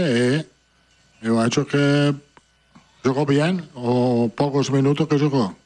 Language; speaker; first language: Portuguese; non-native, fluent; Italian